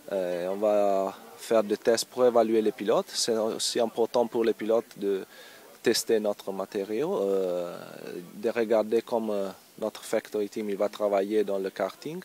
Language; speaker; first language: French; non-native, learner; Italian